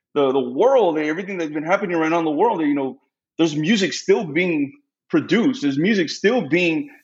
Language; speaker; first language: English; early bilingual, other home language; Spanish